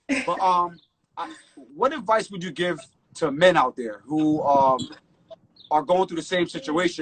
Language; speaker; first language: English; native; English